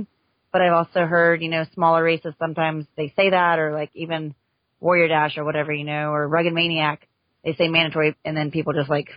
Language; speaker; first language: English; native; English